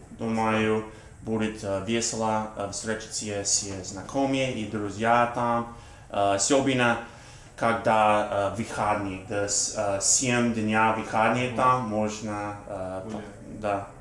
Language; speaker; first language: Russian; non-native, learner; English